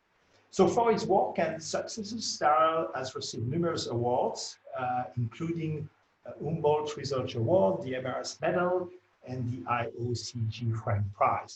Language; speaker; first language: English; non-native, fluent; French